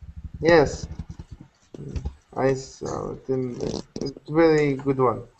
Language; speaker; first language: English; non-native, learner; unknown